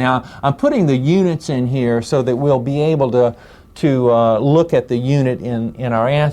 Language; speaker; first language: English; native; English